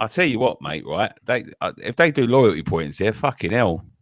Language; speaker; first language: English; native; English